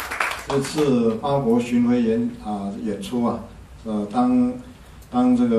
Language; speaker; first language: Chinese; native; Chinese